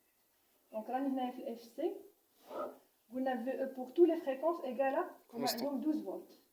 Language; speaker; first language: French; non-native, local second language; Arabic